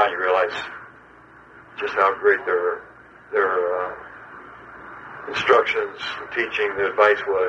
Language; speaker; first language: English; early bilingual, other home language; Spanish